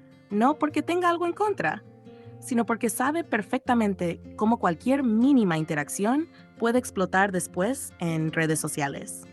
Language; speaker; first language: Spanish; native; Spanish